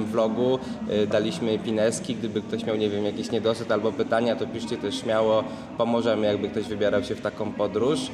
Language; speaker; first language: Polish; native; Polish